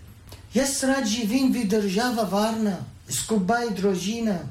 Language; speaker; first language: Slovenian; non-native, learner; Arabic